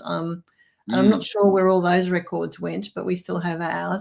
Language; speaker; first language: English; native; English